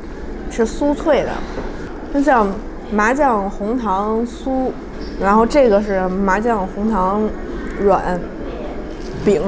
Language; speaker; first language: Chinese; native; Chinese